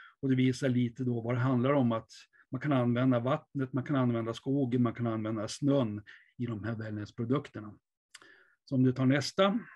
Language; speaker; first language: Swedish; native; Swedish